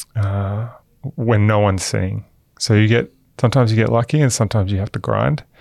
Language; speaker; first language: English; native; English